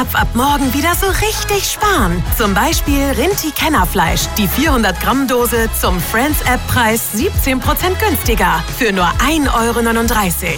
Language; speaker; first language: German; native; German